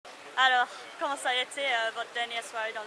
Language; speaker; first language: French; non-native, fluent; English